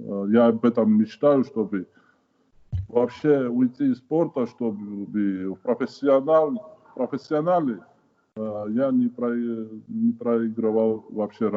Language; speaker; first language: Russian; non-native, fluent; Georgian